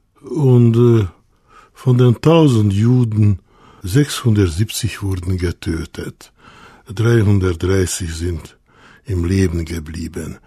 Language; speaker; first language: German; non-native, fluent; Hungarian